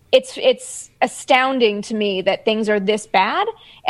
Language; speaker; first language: English; native; English